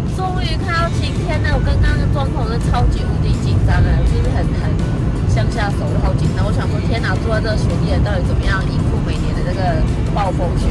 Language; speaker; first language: Chinese; native; Chinese